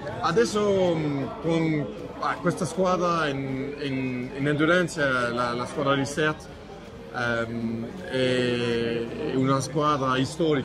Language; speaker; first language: Italian; non-native, fluent; French